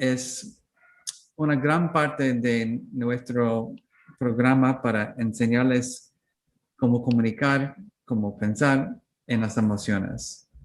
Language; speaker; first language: Spanish; non-native, learner; English